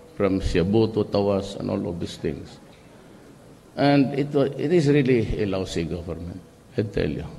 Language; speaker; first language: English; non-native, local second language; Cebuano